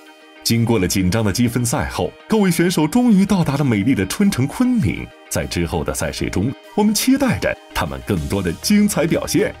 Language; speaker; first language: Chinese; native; Chinese